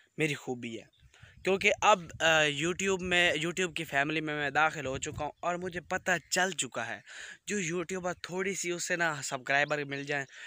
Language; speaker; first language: Urdu; non-native, local second language; Punjabi